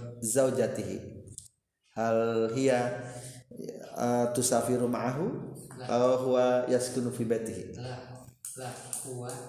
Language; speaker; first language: Arabic; non-native, learner; Indonesian